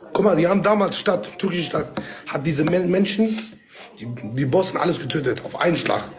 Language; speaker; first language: German; non-native, local second language; Kurdish